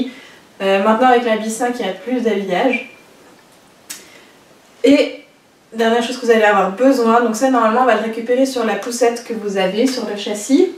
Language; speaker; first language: French; native; French